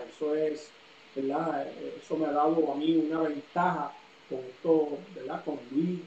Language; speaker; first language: Spanish; early bilingual, heritage; Spanish